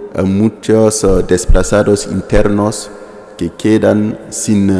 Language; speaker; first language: Spanish; non-native, fluent; Mossi